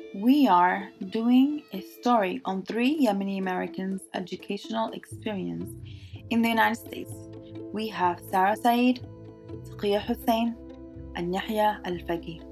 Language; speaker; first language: English; early bilingual, other home language; Arabic